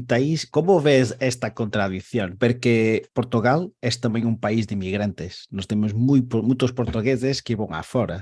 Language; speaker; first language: Spanish; non-native, learner; Portuguese